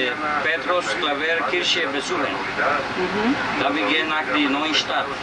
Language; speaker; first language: German; non-native, learner; Spanish